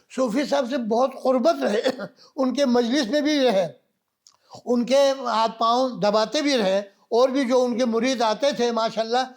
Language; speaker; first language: Urdu; non-native, local second language; Balti